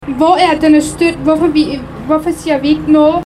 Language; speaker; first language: Danish; non-native, learner; Kurdish